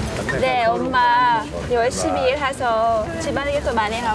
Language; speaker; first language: Korean; non-native, learner; Hungarian